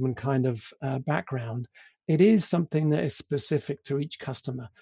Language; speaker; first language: English; native; English